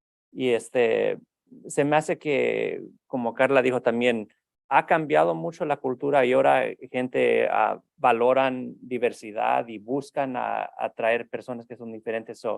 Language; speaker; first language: Spanish; early bilingual, heritage; Spanish